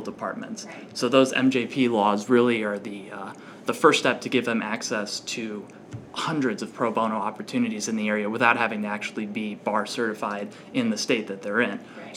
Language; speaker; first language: English; native; English